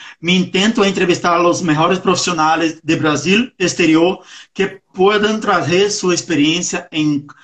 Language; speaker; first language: Portuguese; non-native, learner; Spanish